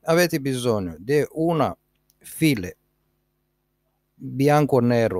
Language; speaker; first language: Italian; non-native, learner; Romanian